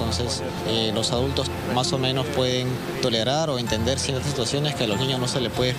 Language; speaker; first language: Spanish; non-native, fluent; Ukrainian